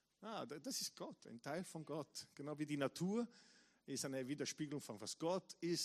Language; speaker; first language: German; non-native, fluent; English